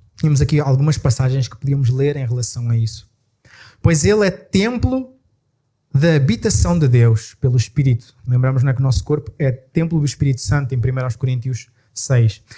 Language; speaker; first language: Portuguese; native; Portuguese